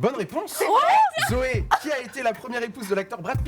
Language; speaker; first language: French; native; French